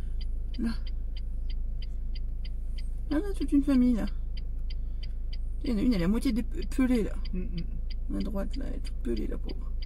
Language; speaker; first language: French; native; French